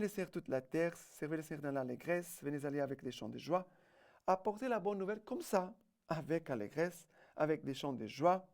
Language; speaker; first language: French; non-native, fluent; Portuguese